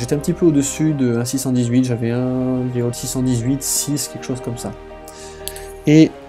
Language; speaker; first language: French; native; French